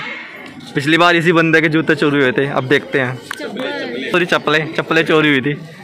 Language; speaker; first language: Hindi; native; Hindi